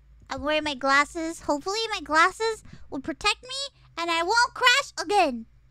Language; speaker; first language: English; early bilingual, other home language; Spanish